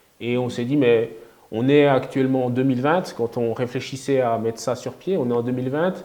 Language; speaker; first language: French; native; French